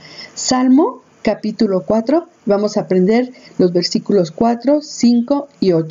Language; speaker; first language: Spanish; native; Spanish